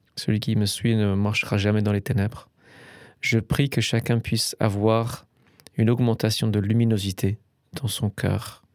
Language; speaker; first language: French; non-native, fluent; English